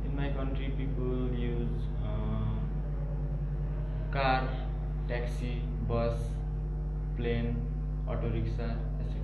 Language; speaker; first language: English; non-native, learner; Nepali